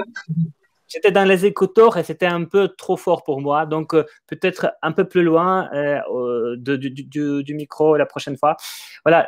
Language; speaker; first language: French; non-native, fluent; Ukrainian